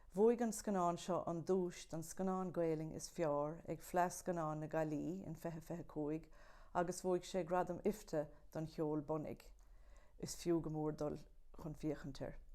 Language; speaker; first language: Irish; native; Irish